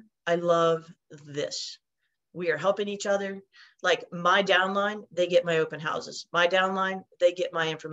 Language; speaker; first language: English; native; English